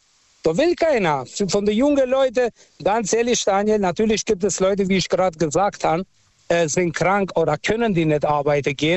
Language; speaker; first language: German; non-native, fluent; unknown